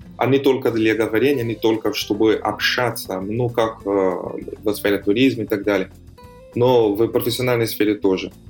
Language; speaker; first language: Russian; non-native, fluent; Portuguese